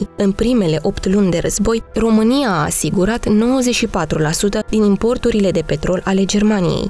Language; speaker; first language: Romanian; native; Romanian